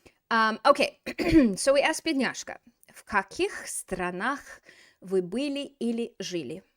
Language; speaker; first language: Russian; non-native, fluent; English